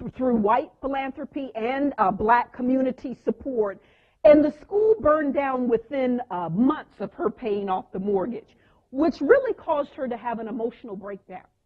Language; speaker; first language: English; native; English